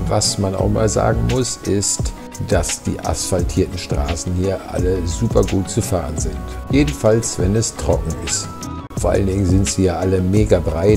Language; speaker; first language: German; native; German